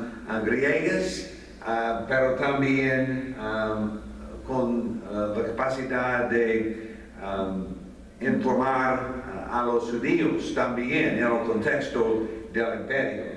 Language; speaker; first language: Spanish; non-native, fluent; English